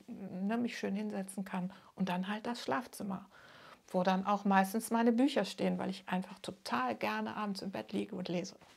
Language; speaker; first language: German; native; German